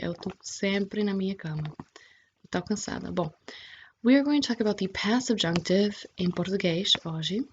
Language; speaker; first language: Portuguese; non-native, fluent; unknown